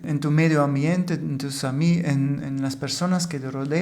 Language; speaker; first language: Spanish; non-native, fluent; German